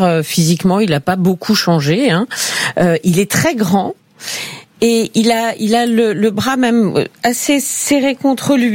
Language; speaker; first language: French; native; French